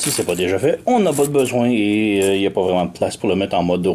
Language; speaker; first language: French; native; French